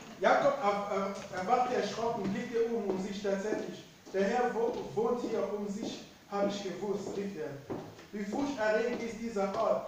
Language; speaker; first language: German; non-native, fluent; Lingala